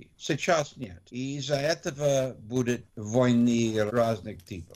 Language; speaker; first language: Russian; non-native, learner; English